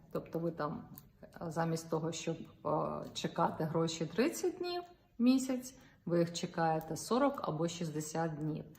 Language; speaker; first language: Ukrainian; non-native, local second language; Russian